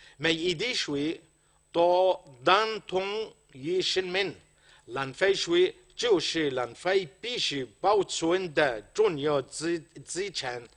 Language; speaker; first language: Chinese; non-native, fluent; Arabic